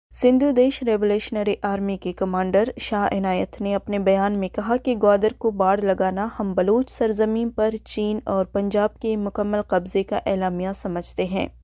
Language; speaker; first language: Urdu; non-native, local second language; Baluchi